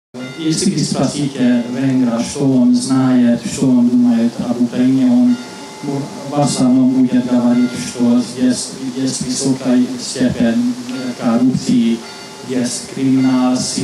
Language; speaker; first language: Russian; non-native, local second language; Hungarian